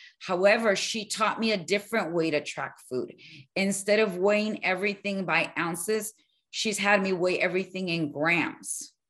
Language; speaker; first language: English; early bilingual, other home language; Spanish